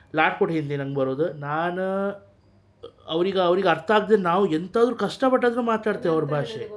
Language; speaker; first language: Kannada; native; Kannada